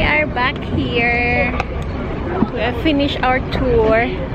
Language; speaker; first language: English; non-native, local second language; Cebuano